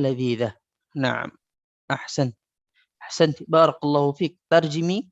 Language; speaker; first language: Arabic; non-native, fluent; Indonesian